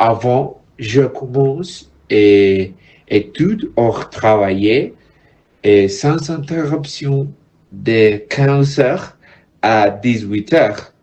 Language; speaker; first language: French; non-native, learner; Spanish